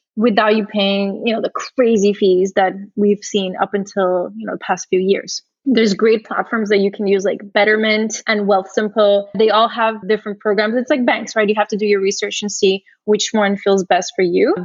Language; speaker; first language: English; early bilingual, other home language; Portuguese